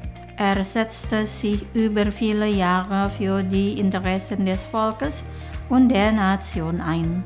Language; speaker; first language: German; non-native, fluent; Indonesian